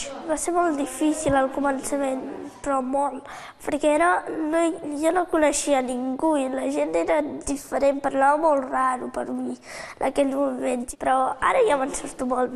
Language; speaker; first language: Catalan; early bilingual, other home language; Romanian